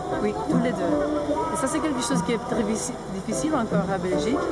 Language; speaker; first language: French; non-native, local second language; Dutch